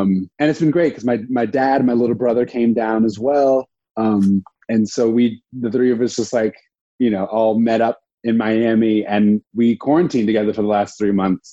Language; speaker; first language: English; native; English